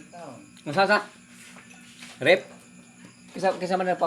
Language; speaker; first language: Cebuano; native; Cebuano